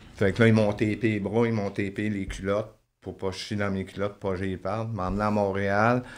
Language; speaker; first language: French; native; French